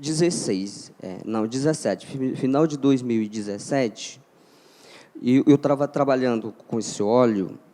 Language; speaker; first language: Portuguese; non-native, local second language; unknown